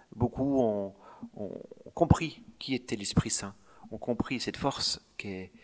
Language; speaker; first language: French; native; French